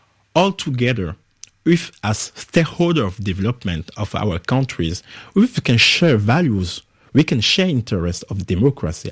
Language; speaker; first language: English; non-native, fluent; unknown